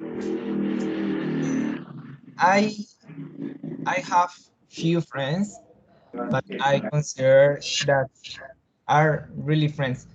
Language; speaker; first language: English; non-native, learner; Spanish